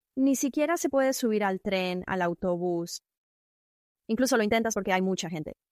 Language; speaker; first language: Spanish; non-native, fluent; Chinese